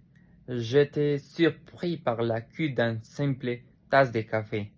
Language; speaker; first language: French; non-native, learner; Spanish